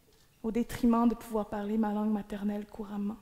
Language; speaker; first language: French; native; French